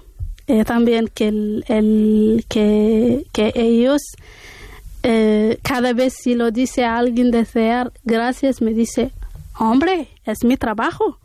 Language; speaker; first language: Spanish; non-native, learner; Arabic